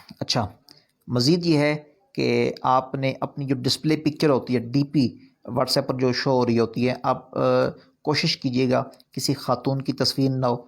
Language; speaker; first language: Urdu; non-native, local second language; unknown